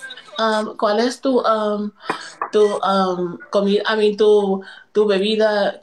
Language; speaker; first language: Spanish; non-native, learner; English